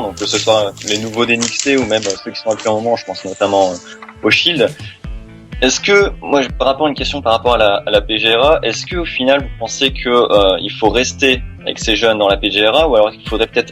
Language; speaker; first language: French; native; French